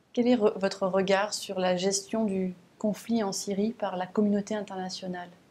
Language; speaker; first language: French; native; French